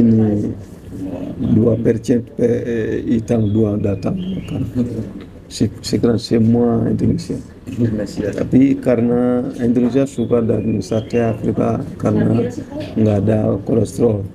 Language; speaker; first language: Indonesian; non-native, learner; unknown